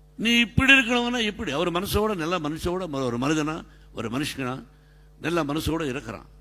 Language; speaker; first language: Tamil; non-native, learner; Telugu